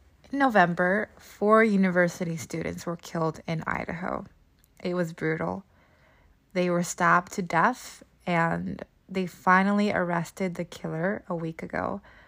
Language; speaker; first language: English; native; English